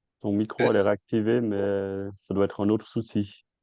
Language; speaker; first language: French; native; French